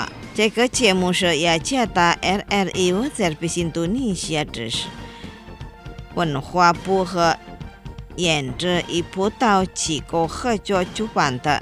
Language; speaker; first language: Chinese; non-native, fluent; Indonesian